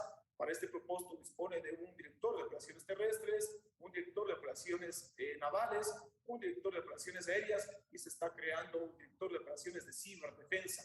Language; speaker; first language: Spanish; native; Spanish